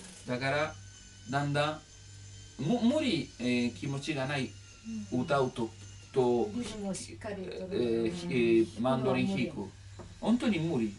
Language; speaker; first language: Japanese; non-native, learner; Italian